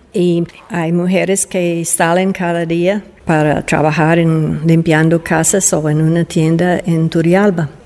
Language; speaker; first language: Spanish; non-native, fluent; English